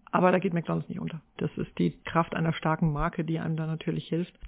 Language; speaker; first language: German; native; German